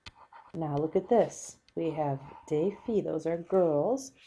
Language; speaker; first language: English; native; English